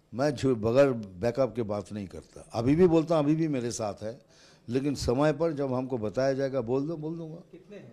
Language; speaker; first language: Hindi; non-native, learner; Arabic